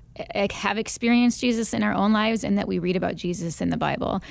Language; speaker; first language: English; native; English